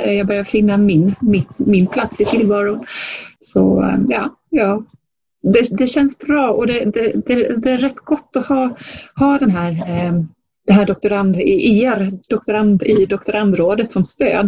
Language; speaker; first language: Swedish; native; Swedish